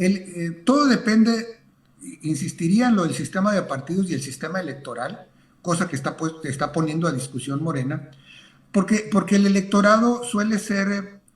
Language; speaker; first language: Spanish; native; Spanish